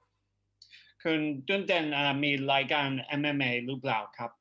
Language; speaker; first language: Thai; non-native, learner; English